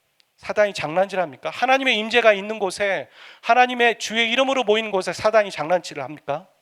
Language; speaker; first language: Korean; native; Korean